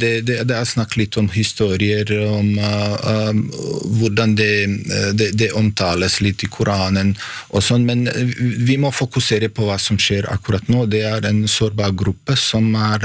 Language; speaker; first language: Norwegian; non-native, fluent; Bosnian